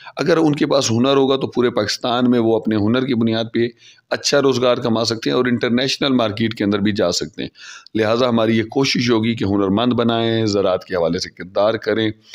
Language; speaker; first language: Urdu; non-native, local second language; Saraiki